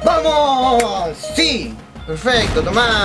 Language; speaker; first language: Spanish; native; Spanish